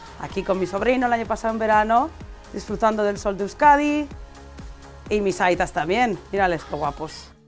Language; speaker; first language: Spanish; native; Spanish